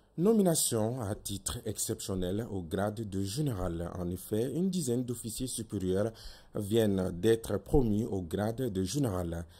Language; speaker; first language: French; non-native, local second language; Bambara